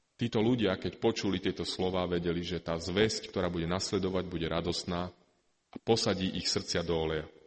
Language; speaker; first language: Slovak; native; Slovak